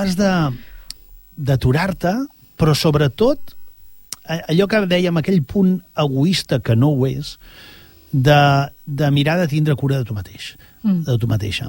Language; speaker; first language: Catalan; native; Catalan